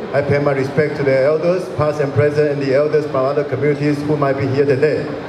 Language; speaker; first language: English; non-native, fluent; Chinese